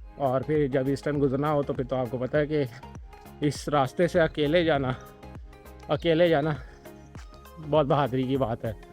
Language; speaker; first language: Urdu; non-native, local second language; Punjabi